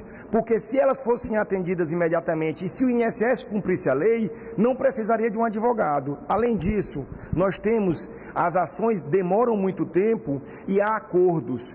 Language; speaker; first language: Portuguese; native; Portuguese